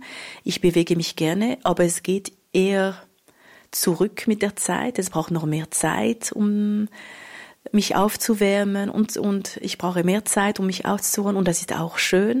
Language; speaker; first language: German; non-native, local second language; French